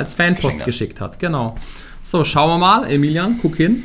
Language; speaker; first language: German; native; German